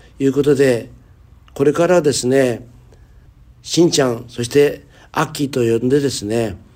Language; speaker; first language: Japanese; native; Japanese